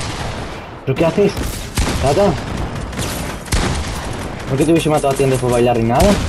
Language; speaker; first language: Spanish; native; Spanish